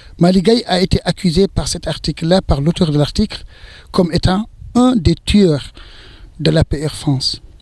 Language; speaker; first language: French; non-native, local second language; Wolof